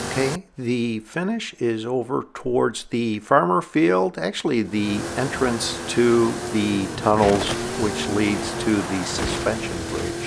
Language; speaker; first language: English; native; English